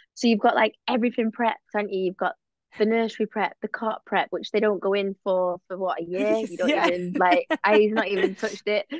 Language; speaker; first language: English; native; English